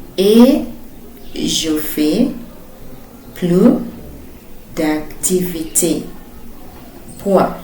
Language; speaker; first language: French; non-native, fluent; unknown